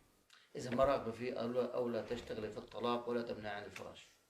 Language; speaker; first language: Arabic; native; Arabic